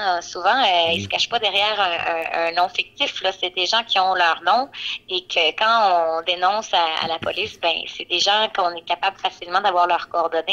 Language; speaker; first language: French; native; French